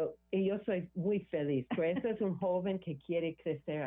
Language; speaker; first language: Spanish; non-native, learner; English